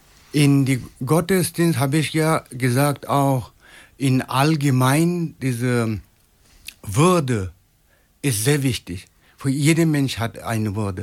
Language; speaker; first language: German; non-native, fluent; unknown